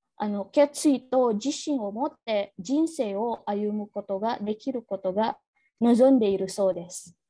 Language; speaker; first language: Japanese; non-native, learner; Indonesian